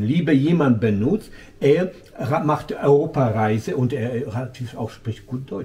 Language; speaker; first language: German; non-native, learner; Polish